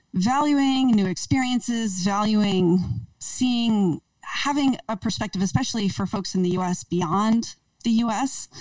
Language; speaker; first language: English; native; English